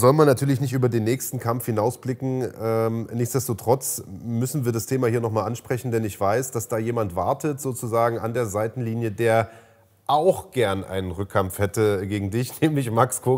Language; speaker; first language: German; native; German